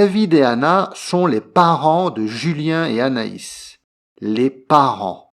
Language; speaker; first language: French; native; French